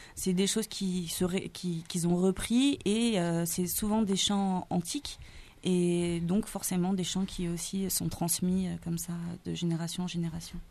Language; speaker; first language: French; native; French